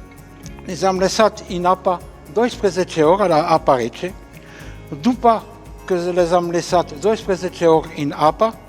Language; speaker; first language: Romanian; non-native, fluent; French